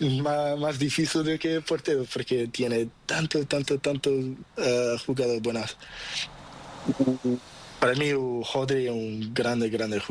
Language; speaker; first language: Spanish; non-native, learner; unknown